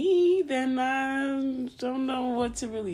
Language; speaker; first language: English; early bilingual, other home language; Spanish